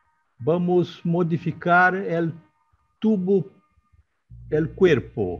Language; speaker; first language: Spanish; non-native, learner; Portuguese